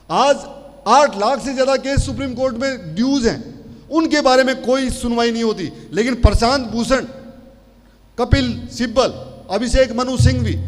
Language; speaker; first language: Hindi; native; Hindi